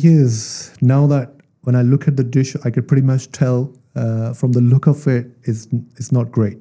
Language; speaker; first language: English; non-native, local second language; Urdu